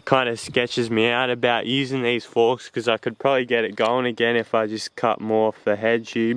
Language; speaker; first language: English; native; English